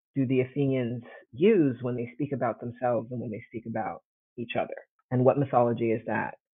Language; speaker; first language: English; early bilingual, heritage; Italian